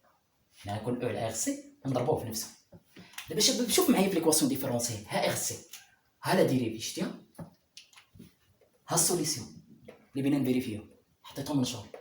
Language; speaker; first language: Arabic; native; Arabic